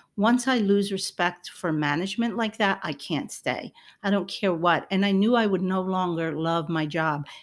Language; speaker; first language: English; early bilingual, other home language; Spanish